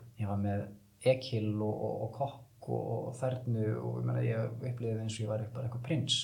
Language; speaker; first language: Icelandic; early bilingual, heritage; Icelandic